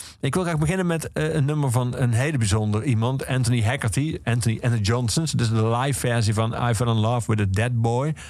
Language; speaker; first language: Dutch; native; Dutch